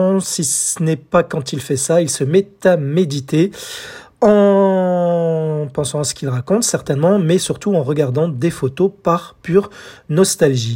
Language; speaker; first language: French; native; French